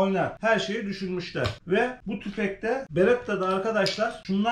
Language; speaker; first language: Turkish; native; Turkish